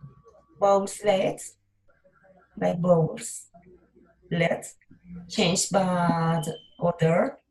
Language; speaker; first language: English; non-native, learner; Spanish